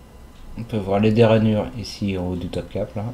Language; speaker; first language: French; native; French